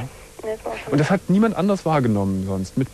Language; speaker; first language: German; native; German